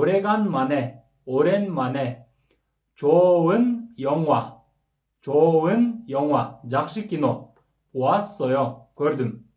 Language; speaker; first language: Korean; non-native, fluent; Kyrgyz